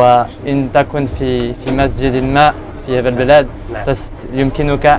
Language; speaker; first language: Arabic; non-native, learner; French